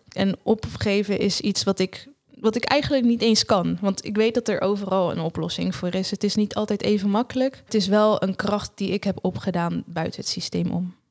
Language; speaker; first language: Dutch; early bilingual, other home language; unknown